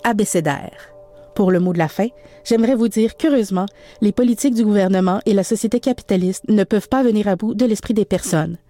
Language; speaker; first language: French; native; French